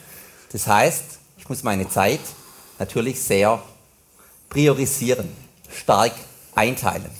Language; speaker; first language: German; native; German